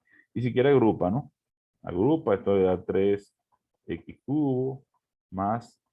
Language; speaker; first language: Spanish; native; Spanish